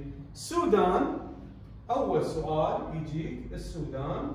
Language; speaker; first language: Arabic; native; Arabic